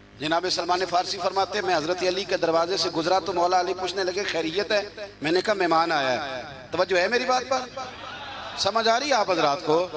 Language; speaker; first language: Urdu; non-native, local second language; Punjabi